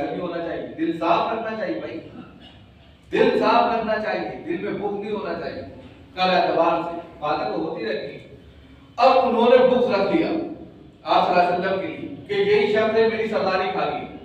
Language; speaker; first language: Urdu; native; Urdu